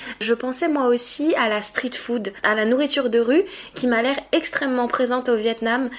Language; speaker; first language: French; native; French